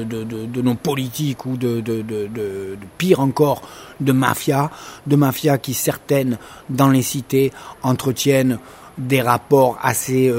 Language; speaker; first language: French; native; French